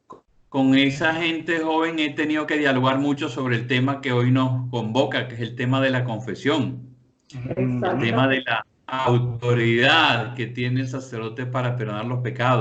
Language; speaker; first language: Spanish; native; Spanish